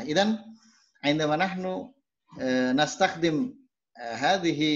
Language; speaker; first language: Arabic; non-native, fluent; Indonesian